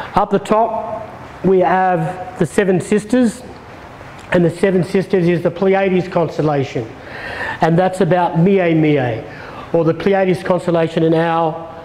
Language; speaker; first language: English; native; English